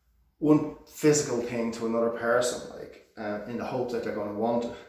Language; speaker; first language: English; native; English